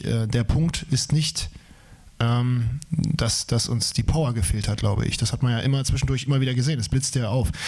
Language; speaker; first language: German; native; German